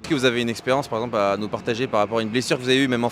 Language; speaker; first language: French; native; French